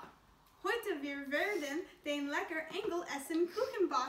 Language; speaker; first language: German; non-native, learner; English